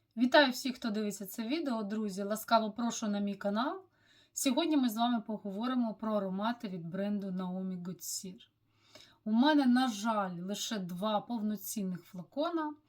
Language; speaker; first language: Ukrainian; non-native, local second language; Russian